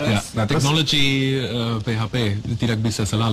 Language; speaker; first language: Indonesian; non-native, learner; German